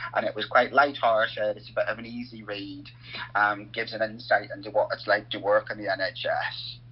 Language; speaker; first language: English; native; English